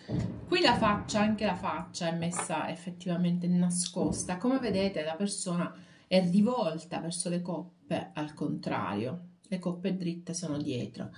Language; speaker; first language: Italian; native; Italian